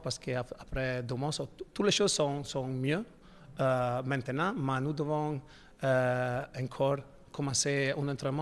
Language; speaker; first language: French; non-native, learner; Italian